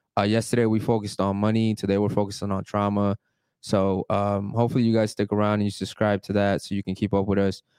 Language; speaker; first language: English; early bilingual, other home language; Spanish